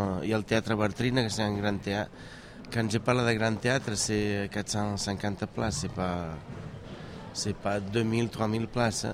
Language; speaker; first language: French; non-native, fluent; Catalan